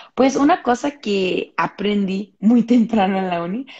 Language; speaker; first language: Spanish; early bilingual, heritage; Spanish